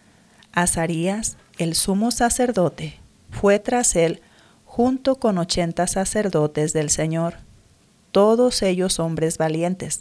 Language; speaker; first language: Spanish; native; Spanish